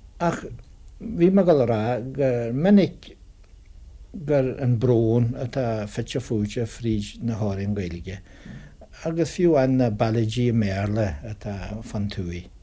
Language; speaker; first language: Irish; native; Irish